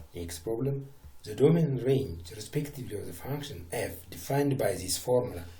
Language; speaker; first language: English; non-native, local second language; Amharic